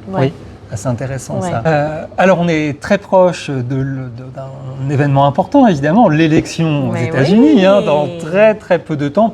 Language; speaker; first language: French; native; French